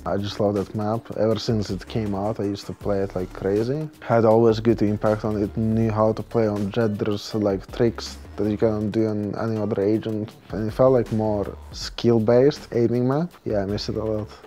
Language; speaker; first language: English; non-native, fluent; Russian